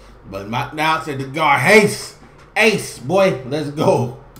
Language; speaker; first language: English; native; English